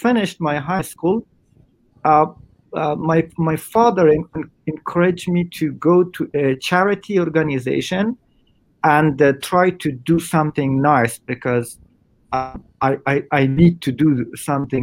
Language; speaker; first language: English; non-native, fluent; Persian